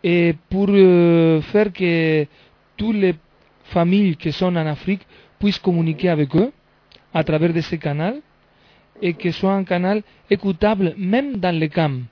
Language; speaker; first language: French; non-native, learner; Spanish